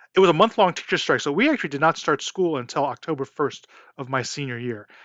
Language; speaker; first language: English; early bilingual, other home language; Chinese